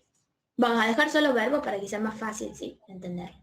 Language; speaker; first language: Spanish; native; Spanish